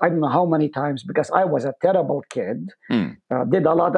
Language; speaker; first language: English; non-native, fluent; Hebrew